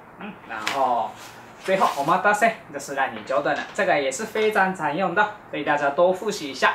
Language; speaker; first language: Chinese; non-native, fluent; Japanese